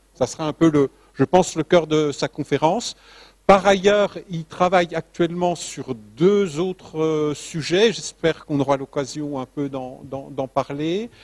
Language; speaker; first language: French; native; French